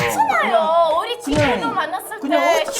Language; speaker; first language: Korean; early bilingual, other home language; Italian